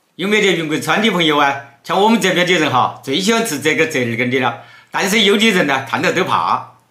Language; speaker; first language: Chinese; native; Chinese